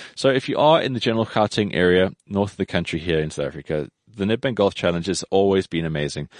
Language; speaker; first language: English; native; English